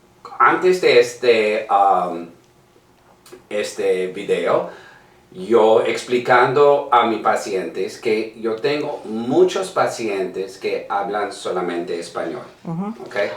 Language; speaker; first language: Spanish; non-native, learner; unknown